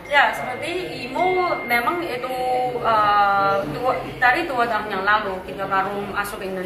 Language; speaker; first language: Indonesian; non-native, learner; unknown